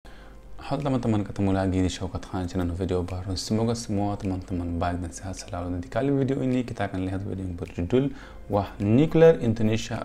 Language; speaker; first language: Indonesian; non-native, fluent; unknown